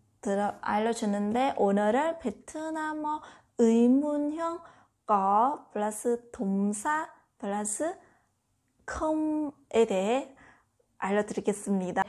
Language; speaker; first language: Korean; non-native, learner; Vietnamese